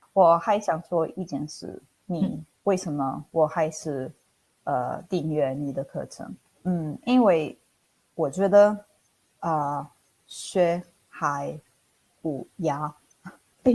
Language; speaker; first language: Chinese; non-native, fluent; Italian